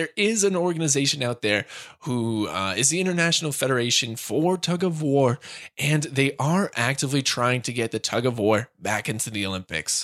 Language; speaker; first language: English; native; English